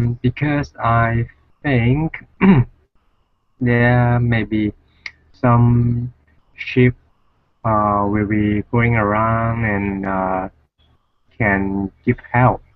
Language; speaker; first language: English; non-native, learner; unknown